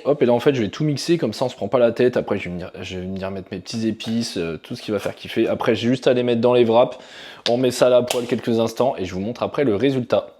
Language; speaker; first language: French; native; French